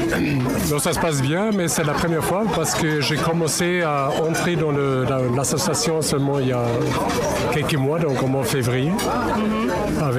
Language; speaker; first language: French; non-native, fluent; German